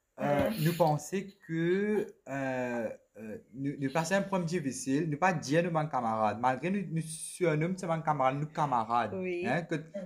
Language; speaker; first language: French; non-native, local second language; Morisyen